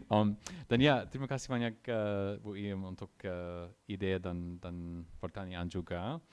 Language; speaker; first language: Indonesian; non-native, learner; English